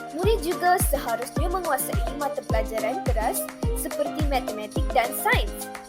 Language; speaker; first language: Malay; non-native, local second language; Tamil